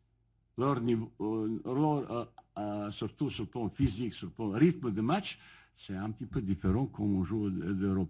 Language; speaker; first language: French; non-native, learner; Bosnian